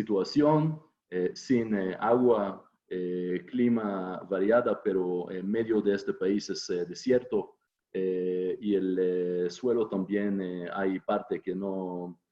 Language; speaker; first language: Spanish; non-native, fluent; Hebrew